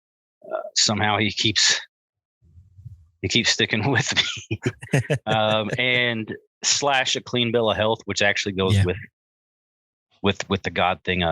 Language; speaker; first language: English; native; English